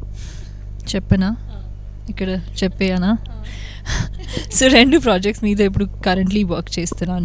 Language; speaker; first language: Telugu; non-native, local second language; Hindi